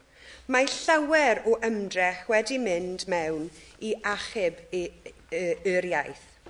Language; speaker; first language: Welsh; non-native, local second language; English